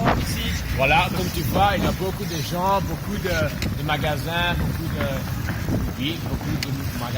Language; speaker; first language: French; non-native, learner; Dutch